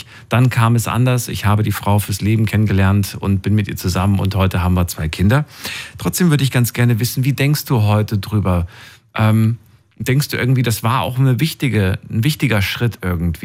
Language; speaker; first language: German; native; German